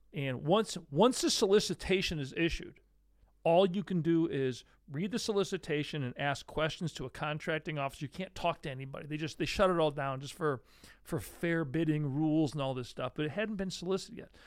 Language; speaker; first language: English; native; English